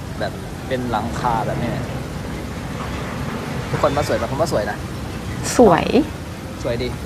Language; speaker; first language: Thai; native; Thai